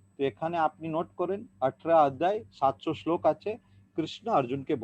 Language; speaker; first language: Bangla; non-native, learner; Hindi